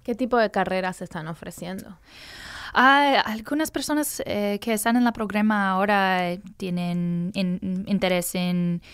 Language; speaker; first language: Spanish; non-native, learner; English